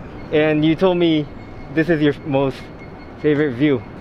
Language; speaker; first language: English; non-native, fluent; Japanese